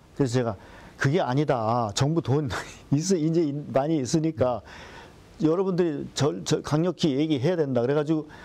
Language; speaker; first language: Korean; native; Korean